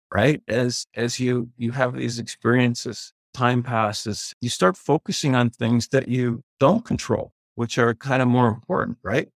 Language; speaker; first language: English; native; English